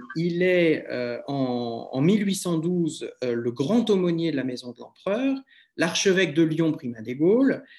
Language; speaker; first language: French; native; French